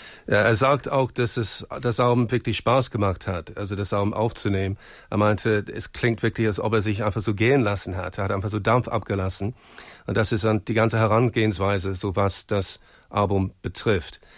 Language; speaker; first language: German; non-native, fluent; English